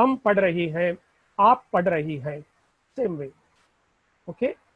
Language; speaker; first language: Hindi; non-native, learner; Tamil